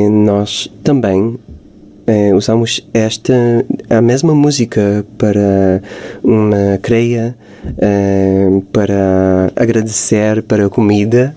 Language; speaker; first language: Portuguese; non-native, fluent; Hebrew